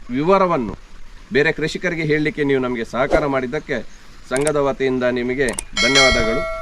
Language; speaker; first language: Kannada; native; Kannada